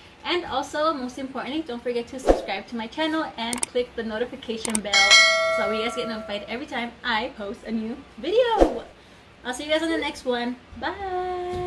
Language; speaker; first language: English; early bilingual, other home language; Spanish